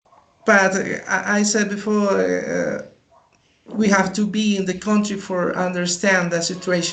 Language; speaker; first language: English; non-native, learner; Spanish